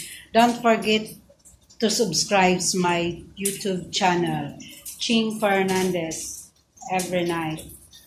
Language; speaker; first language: English; non-native, learner; Filipino